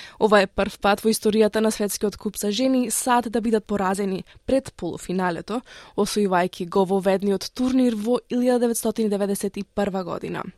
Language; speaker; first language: Macedonian; native; Macedonian